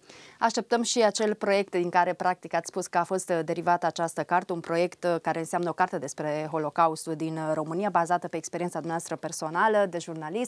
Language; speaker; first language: Romanian; native; Romanian